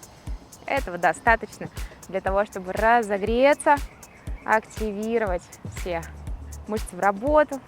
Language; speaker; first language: Russian; native; Russian